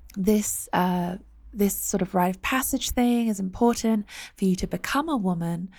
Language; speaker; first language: English; native; English